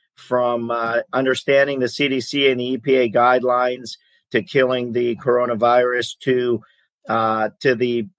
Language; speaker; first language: English; early bilingual, other home language; Greek